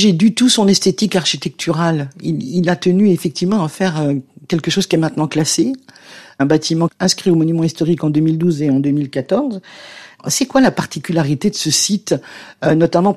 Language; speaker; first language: French; native; French